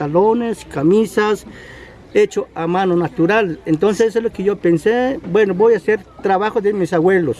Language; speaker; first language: Spanish; non-native, local second language; Kaqchikel